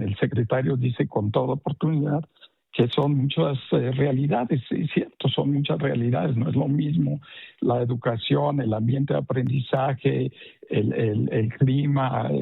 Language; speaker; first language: Spanish; native; Spanish